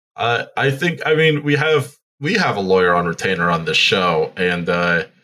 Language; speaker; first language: English; native; English